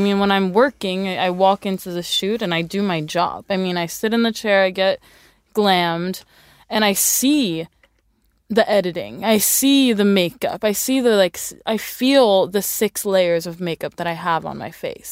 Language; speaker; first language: English; early bilingual, other home language; Swedish